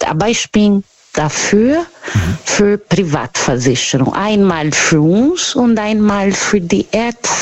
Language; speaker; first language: German; non-native, learner; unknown